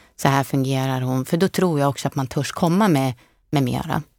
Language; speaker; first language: Swedish; native; Swedish